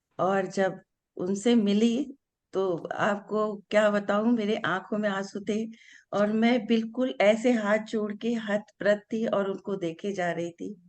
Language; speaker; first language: Hindi; non-native, local second language; Bangla